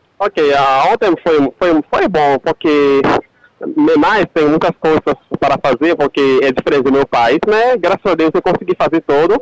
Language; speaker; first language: Portuguese; non-native, learner; Haitian Creole